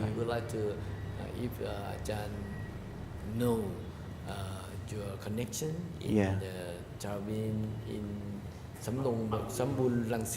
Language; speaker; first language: English; non-native, learner; Thai